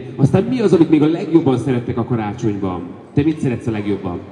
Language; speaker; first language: Hungarian; native; Hungarian